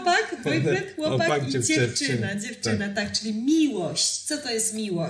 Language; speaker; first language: Polish; native; Polish